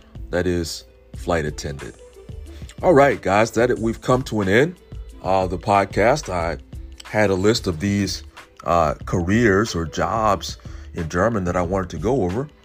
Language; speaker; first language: English; native; English